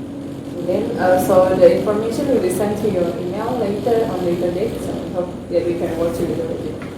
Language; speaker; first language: English; non-native, learner; Indonesian